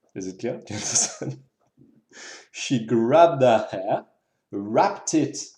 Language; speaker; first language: English; non-native, fluent; French